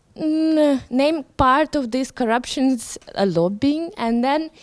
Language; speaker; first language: English; non-native, fluent; Ukrainian